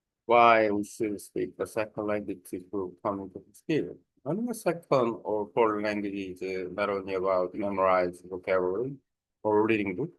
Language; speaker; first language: English; non-native, learner; Korean